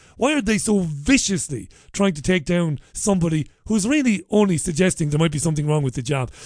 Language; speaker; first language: English; native; English